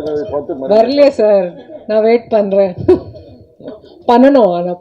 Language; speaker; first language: Tamil; non-native, fluent; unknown